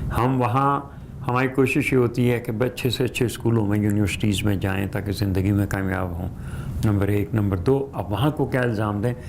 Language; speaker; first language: Urdu; non-native, local second language; Gujarati